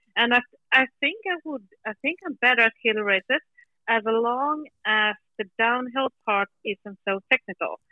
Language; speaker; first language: English; non-native, fluent; Swedish